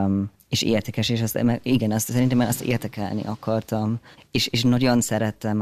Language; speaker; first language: Hungarian; non-native, fluent; German